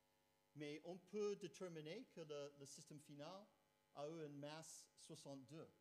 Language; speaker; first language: French; non-native, fluent; English